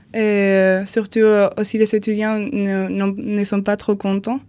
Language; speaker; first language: French; non-native, learner; Spanish